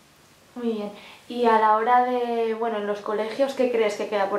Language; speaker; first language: Spanish; native; Spanish